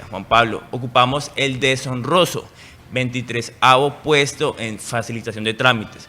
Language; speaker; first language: Spanish; native; Spanish